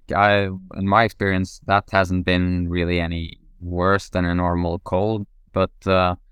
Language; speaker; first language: English; non-native, fluent; Norwegian